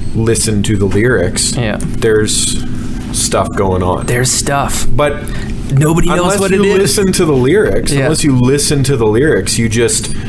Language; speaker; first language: English; native; English